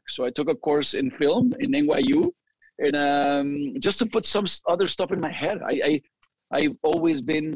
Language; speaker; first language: English; early bilingual, other home language; Spanish